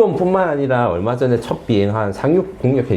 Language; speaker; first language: Korean; native; Korean